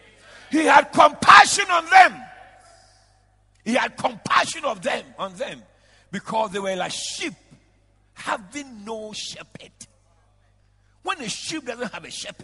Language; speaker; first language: English; non-native, local second language; Akan